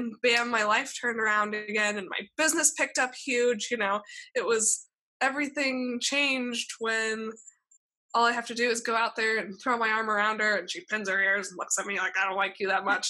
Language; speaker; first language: English; native; English